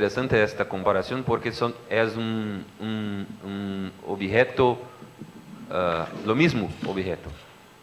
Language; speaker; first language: Spanish; non-native, fluent; Portuguese